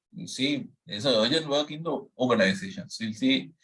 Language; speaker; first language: English; non-native, local second language; Sinhala